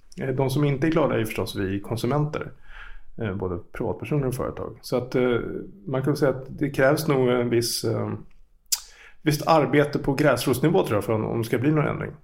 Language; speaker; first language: Swedish; native; Swedish